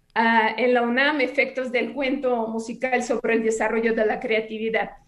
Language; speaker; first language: Spanish; non-native, fluent; Russian